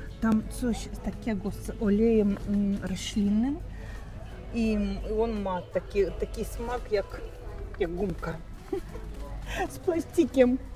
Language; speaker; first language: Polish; non-native, learner; Russian